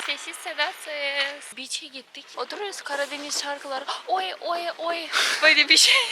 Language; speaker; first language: Turkish; non-native, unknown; Russian